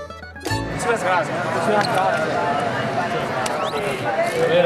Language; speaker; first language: Spanish; non-native, learner; Korean